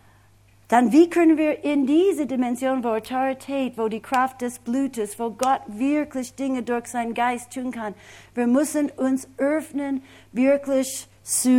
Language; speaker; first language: German; non-native, fluent; English